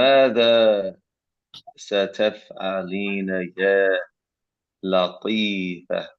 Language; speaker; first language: Arabic; non-native, learner; English